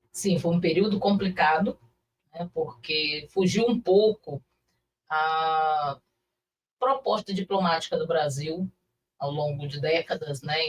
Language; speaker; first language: Portuguese; native; Portuguese